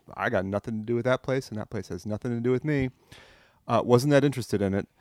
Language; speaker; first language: English; non-native, fluent; French